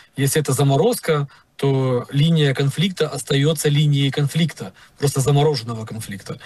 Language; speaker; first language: Russian; native; Russian